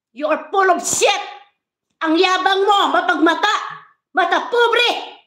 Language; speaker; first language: Filipino; native; Filipino